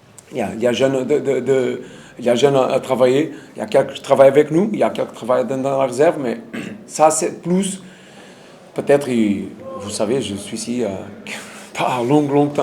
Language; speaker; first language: French; non-native, learner; Portuguese